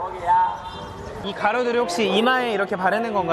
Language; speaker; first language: Korean; native; Korean